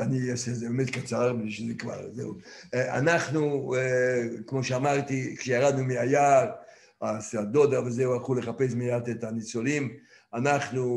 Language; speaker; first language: Hebrew; non-native, fluent; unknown